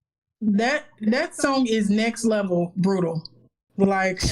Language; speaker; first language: English; native; English